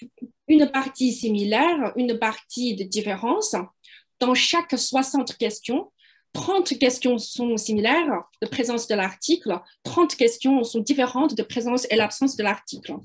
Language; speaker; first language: French; non-native, fluent; Chinese